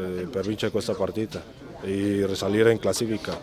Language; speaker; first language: Italian; non-native, fluent; Spanish